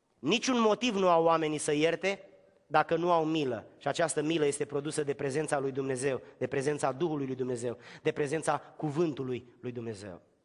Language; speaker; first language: Romanian; native; Romanian